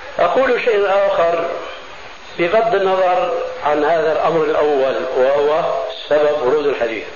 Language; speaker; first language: Arabic; early bilingual, other home language; Albanian